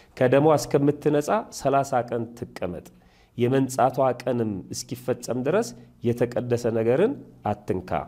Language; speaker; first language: Amharic; native; Amharic